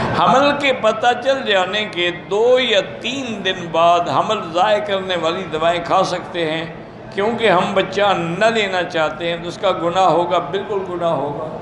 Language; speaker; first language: Urdu; native; Urdu